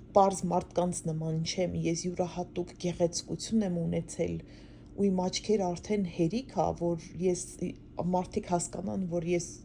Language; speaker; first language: Armenian; native; Armenian